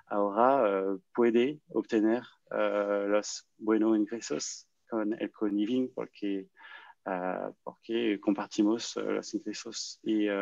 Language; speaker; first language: Spanish; non-native, learner; French